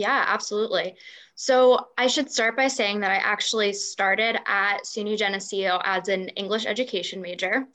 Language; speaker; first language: English; native; English